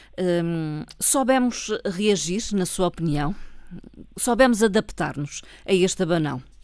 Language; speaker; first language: Portuguese; native; Portuguese